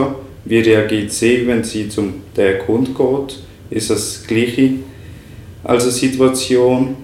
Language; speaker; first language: German; non-native, fluent; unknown